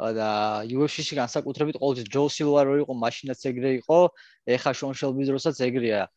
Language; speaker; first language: Georgian; early bilingual, heritage; Georgian